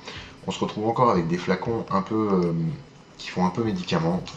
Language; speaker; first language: French; native; French